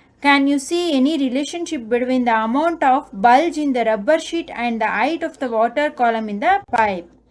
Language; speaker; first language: English; non-native, local second language; Kannada